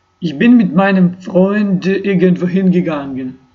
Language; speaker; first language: German; non-native, learner; Ukrainian